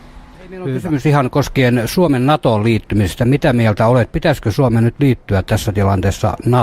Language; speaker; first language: Finnish; native; Finnish